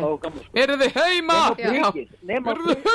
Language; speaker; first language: Icelandic; native; Icelandic